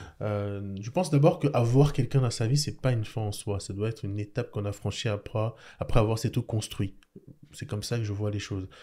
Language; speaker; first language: French; early bilingual, other home language; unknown